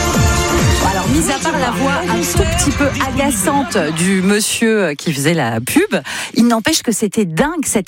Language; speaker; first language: French; native; French